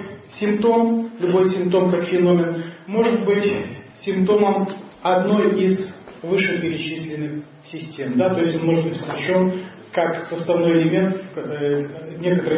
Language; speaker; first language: Russian; native; Russian